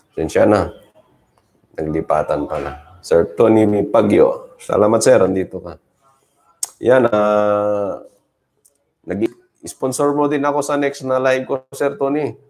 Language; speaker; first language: Filipino; native; Filipino